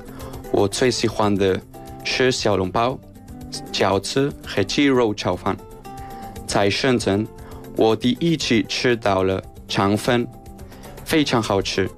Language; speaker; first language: Chinese; non-native, fluent; Spanish